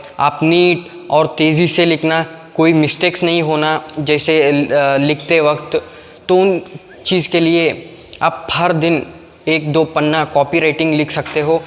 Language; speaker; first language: Hindi; non-native, local second language; Kannada